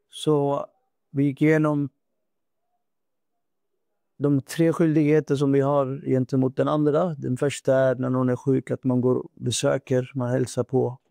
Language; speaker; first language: Swedish; non-native, fluent; Urdu